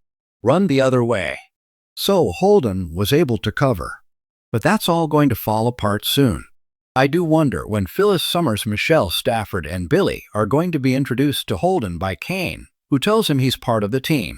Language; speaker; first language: English; native; English